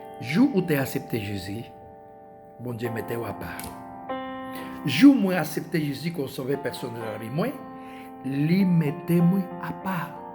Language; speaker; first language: Haitian Creole; non-native, fluent; Spanish